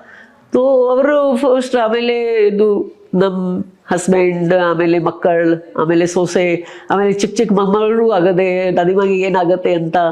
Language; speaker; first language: Kannada; non-native, local second language; Hindi